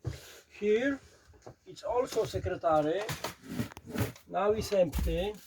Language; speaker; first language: English; non-native, learner; Polish